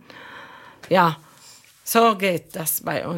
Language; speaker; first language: German; non-native, learner; Arabic